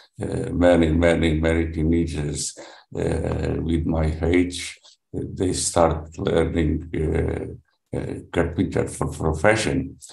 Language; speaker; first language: English; non-native, learner; Portuguese